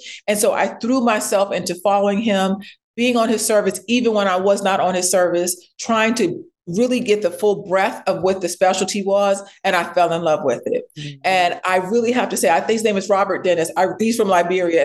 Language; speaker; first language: English; native; English